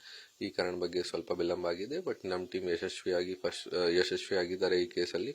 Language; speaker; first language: Kannada; non-native, fluent; Hindi